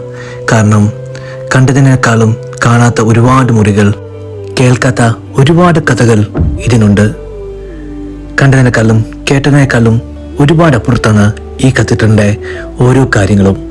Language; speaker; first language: Malayalam; native; Malayalam